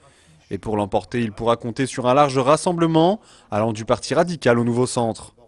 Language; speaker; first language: French; native; French